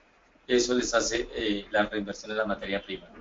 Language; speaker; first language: Spanish; native; Spanish